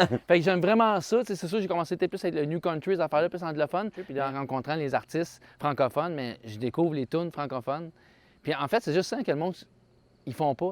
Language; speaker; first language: French; native; French